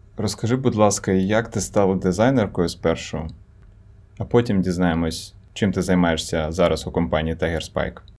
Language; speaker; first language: Ukrainian; non-native, local second language; Russian